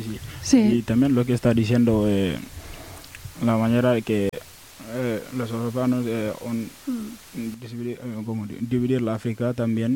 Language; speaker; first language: Spanish; non-native, learner; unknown